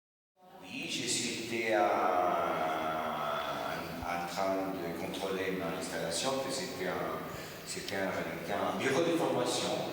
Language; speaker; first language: French; non-native, fluent; Spanish